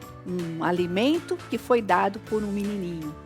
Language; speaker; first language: Portuguese; native; Portuguese